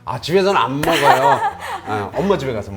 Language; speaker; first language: Korean; native; Korean